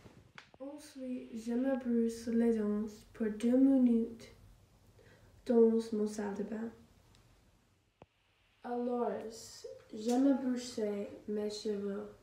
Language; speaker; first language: French; non-native, learner; English